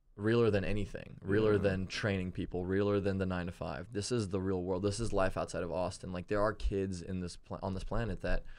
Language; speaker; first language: English; early bilingual, other home language; German